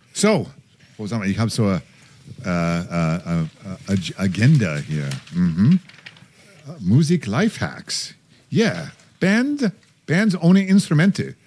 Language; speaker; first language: German; non-native, fluent; English